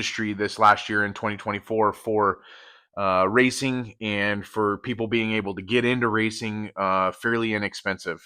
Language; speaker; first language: English; native; English